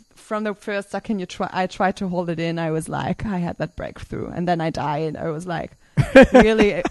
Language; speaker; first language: English; non-native, fluent; German